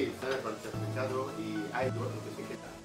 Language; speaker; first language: Spanish; non-native, learner; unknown